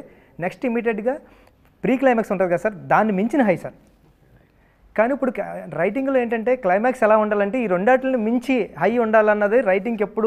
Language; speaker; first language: Telugu; native; Telugu